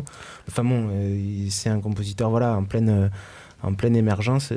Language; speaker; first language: French; native; French